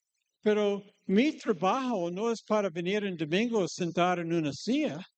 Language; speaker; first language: Spanish; non-native, fluent; English